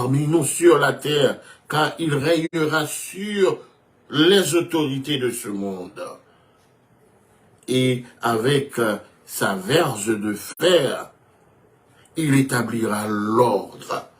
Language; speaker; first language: French; non-native, local second language; Haitian Creole